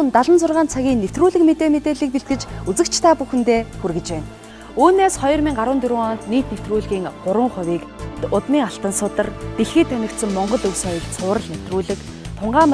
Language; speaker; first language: Mongolian; native; Mongolian